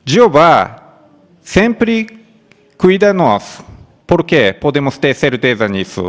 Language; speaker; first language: Portuguese; non-native, fluent; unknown